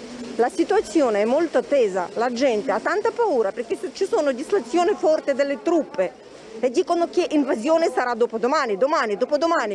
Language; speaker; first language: Italian; non-native, learner; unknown